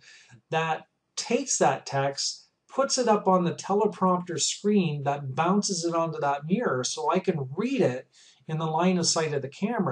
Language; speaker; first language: English; native; English